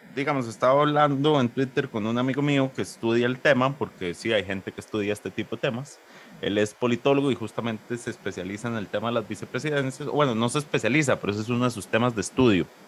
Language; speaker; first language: Spanish; native; Spanish